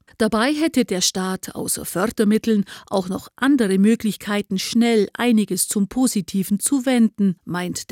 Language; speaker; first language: German; native; German